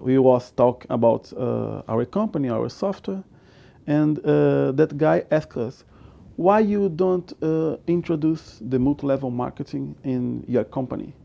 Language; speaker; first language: English; non-native, learner; Portuguese